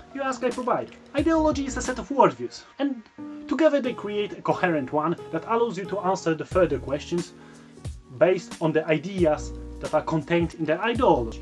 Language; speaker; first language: English; non-native, fluent; Polish